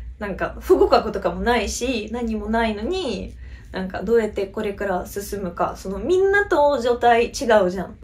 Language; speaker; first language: Japanese; non-native, fluent; Russian